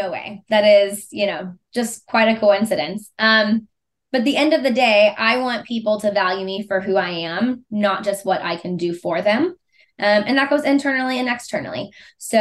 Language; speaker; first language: English; native; English